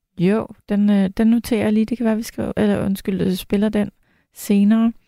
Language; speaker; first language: Danish; native; Danish